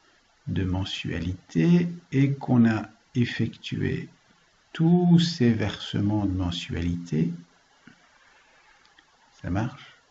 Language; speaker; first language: French; native; French